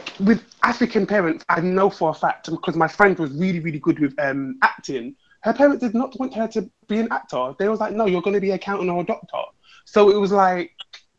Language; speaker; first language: English; native; English